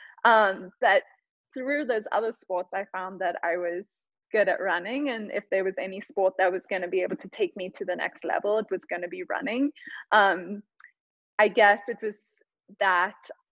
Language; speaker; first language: English; native; English